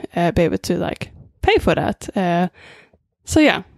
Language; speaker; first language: English; non-native, fluent; Swedish